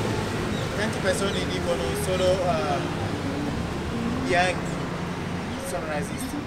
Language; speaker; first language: Italian; non-native, learner; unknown